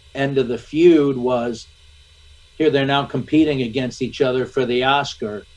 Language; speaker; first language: English; native; English